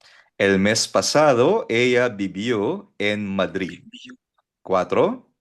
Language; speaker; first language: Spanish; non-native, fluent; Filipino